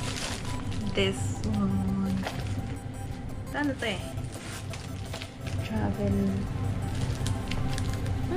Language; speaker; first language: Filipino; native; Filipino